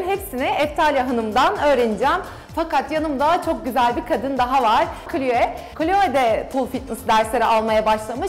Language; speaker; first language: Turkish; native; Turkish